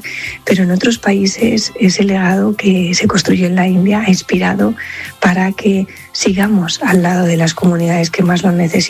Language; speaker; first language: Spanish; native; Spanish